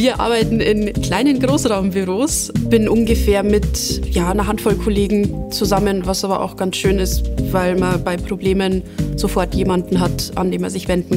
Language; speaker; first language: German; native; German